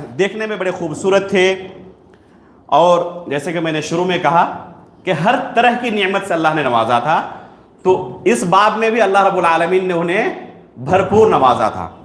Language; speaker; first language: Urdu; native; Urdu